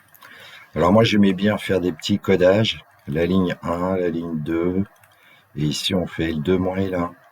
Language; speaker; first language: French; native; French